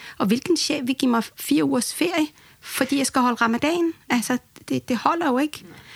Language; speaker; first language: Danish; early bilingual, other home language; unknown